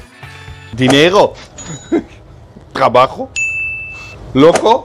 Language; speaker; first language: Spanish; non-native, learner; Dutch